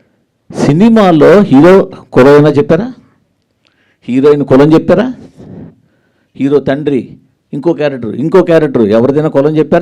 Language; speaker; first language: Telugu; native; Telugu